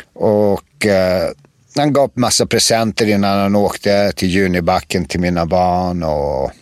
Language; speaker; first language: Swedish; early bilingual, other home language; Bosnian